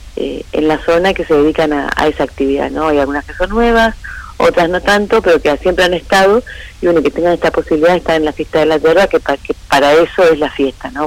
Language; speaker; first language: Spanish; native; Spanish